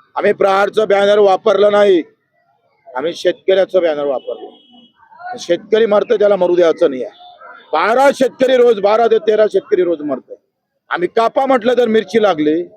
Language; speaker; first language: Marathi; native; Marathi